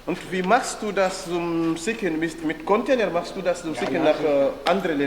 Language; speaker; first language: German; non-native, learner; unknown